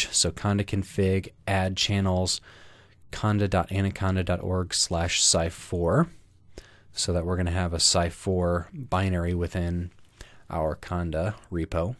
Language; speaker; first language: English; native; English